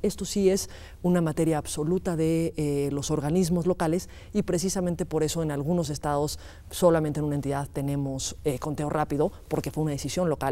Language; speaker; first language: Spanish; native; Spanish